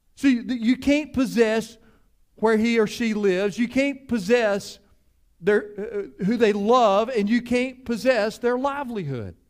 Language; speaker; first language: English; native; English